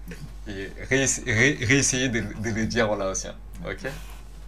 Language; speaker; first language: French; non-native, fluent; Lao